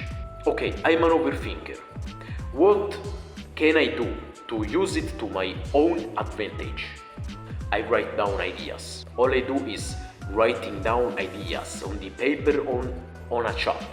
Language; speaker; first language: English; non-native, fluent; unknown